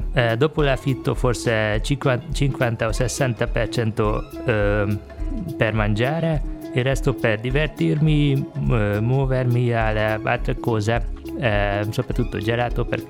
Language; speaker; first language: Italian; non-native, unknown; Hungarian